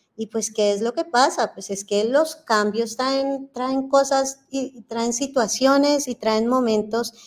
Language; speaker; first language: Spanish; native; Spanish